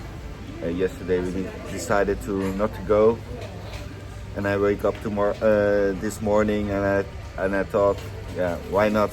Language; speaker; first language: English; non-native, learner; Dutch